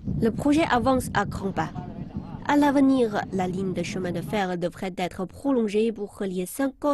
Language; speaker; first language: French; non-native, fluent; Chinese